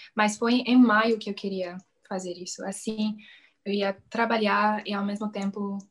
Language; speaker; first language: Portuguese; non-native, fluent; English